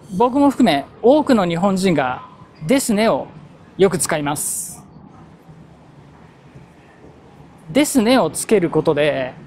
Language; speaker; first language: Japanese; native; Japanese